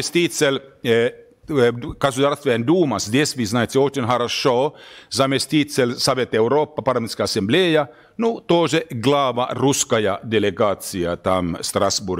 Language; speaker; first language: Russian; non-native, learner; Finnish